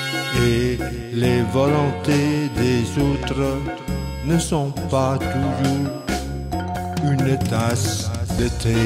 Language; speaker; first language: French; non-native, fluent; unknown